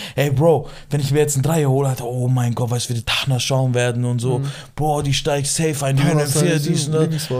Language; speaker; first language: German; native; German